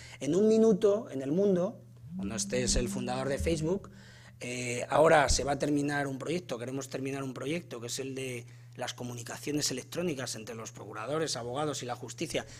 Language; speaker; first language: Spanish; native; Spanish